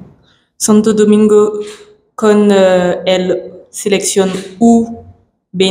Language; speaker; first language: Spanish; non-native, learner; French